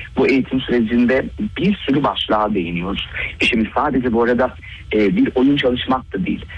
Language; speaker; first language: Turkish; native; Turkish